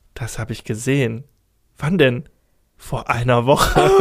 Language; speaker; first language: German; native; German